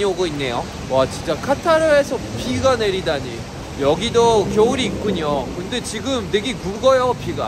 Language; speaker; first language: Korean; non-native, fluent; French